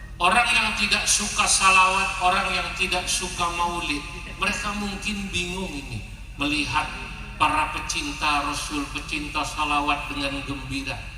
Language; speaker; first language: Indonesian; native; Indonesian